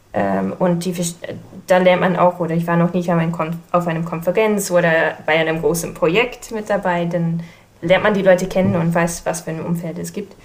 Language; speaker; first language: German; non-native, fluent; English